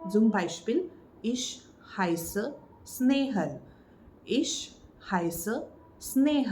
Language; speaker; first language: German; non-native, learner; Marathi